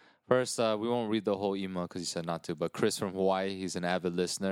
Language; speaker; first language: English; early bilingual, other home language; Korean